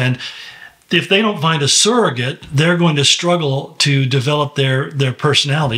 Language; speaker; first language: English; native; English